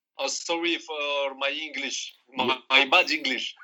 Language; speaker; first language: English; non-native, learner; Arabic